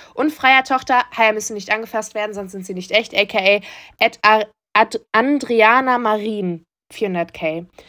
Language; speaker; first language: German; early bilingual, other home language; Turkish